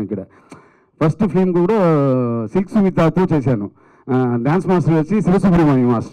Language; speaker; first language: Telugu; non-native, fluent; Tamil